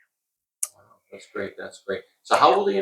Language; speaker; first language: English; native; English